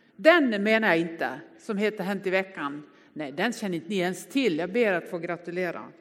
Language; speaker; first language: Swedish; native; Swedish